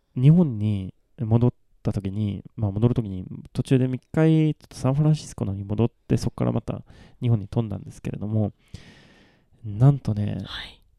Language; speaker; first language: Japanese; non-native, fluent; Swedish